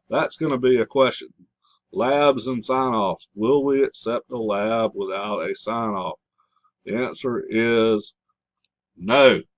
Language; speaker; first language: English; native; English